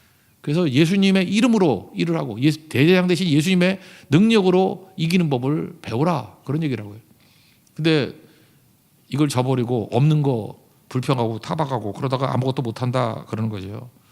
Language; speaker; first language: Korean; native; Korean